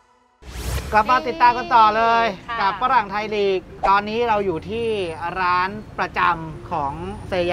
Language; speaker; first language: Thai; native; Thai